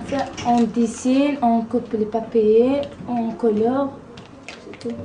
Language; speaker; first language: French; non-native, learner; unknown